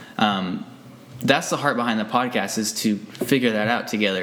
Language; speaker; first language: English; native; English